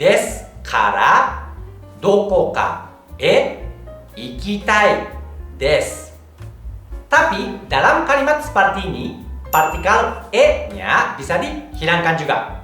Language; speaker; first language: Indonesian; non-native, fluent; Japanese